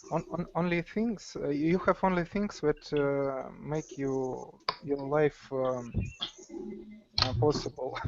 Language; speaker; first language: English; non-native, learner; Russian